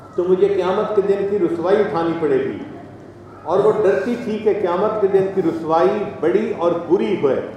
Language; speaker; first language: Urdu; non-native, local second language; Punjabi